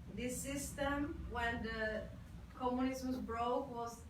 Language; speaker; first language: English; non-native, fluent; Czech